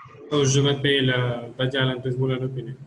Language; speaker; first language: French; non-native, learner; Spanish